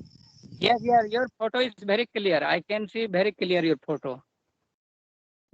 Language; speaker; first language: English; non-native, learner; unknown